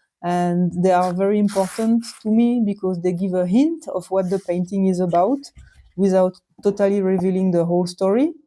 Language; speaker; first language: English; non-native, fluent; French